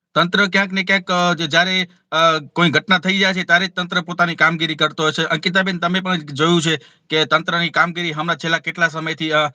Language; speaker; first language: Gujarati; native; Gujarati